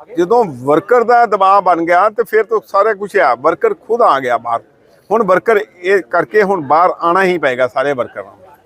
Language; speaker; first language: Punjabi; non-native, local second language; Hindi